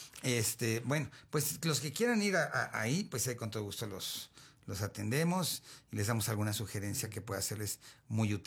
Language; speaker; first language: Spanish; native; Spanish